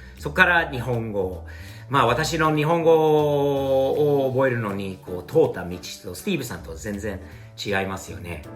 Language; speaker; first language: Japanese; non-native, fluent; English